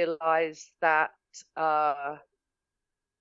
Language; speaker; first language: English; native; English